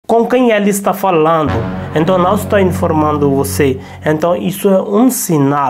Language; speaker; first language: Portuguese; non-native, learner; Hindi